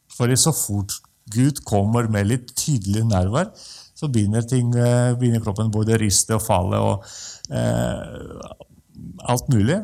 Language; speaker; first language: Norwegian; non-native, fluent; Russian